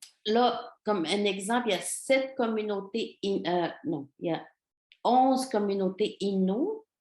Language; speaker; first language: French; non-native, local second language; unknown